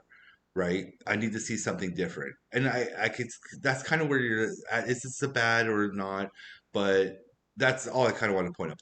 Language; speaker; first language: English; native; English